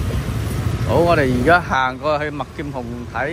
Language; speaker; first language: Chinese; early bilingual, heritage; Cantonese